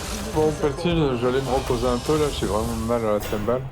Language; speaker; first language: French; native; French